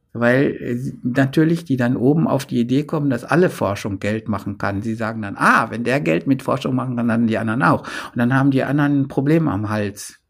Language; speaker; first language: German; native; German